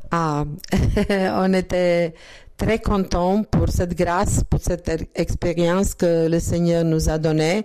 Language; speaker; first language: French; non-native, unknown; Croatian